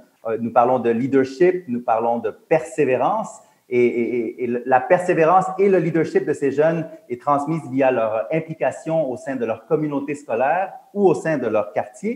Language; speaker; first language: French; native; French